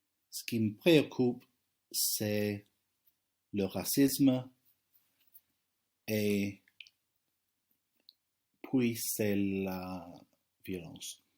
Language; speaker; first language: French; non-native, fluent; English